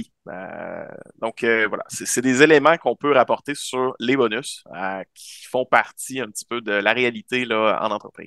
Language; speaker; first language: French; native; French